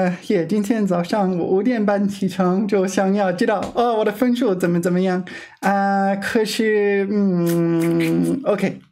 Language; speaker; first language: Chinese; non-native, fluent; English